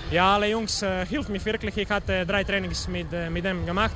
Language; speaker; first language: German; non-native, fluent; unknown